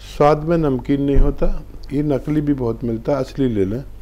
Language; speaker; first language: Hindi; native; Hindi